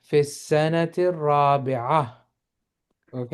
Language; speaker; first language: Arabic; non-native, fluent; English